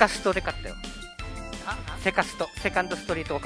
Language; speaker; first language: Japanese; native; Japanese